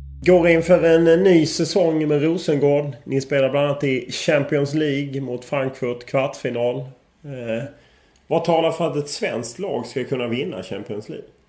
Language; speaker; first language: Swedish; native; Swedish